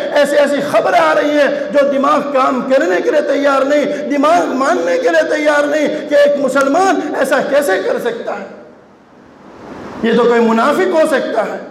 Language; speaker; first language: Urdu; non-native, local second language; Gujarati